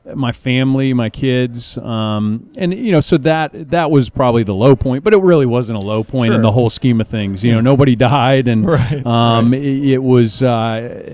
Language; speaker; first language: English; native; English